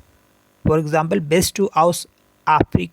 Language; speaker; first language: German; non-native, learner; Hindi